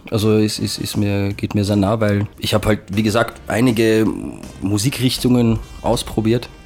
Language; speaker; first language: German; early bilingual, other home language; French